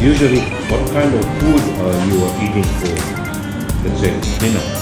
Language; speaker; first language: English; non-native, fluent; Khmer